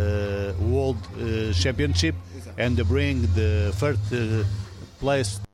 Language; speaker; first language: English; non-native, learner; Portuguese